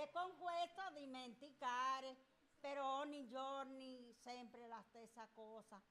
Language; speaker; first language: Italian; non-native, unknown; Spanish